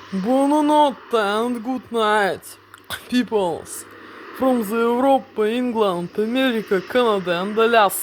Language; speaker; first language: English; non-native, learner; Russian